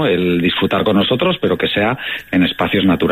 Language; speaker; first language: Spanish; native; Spanish